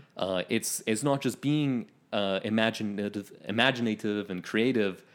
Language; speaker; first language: English; native; English